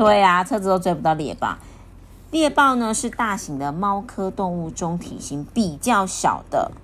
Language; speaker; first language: Chinese; native; Chinese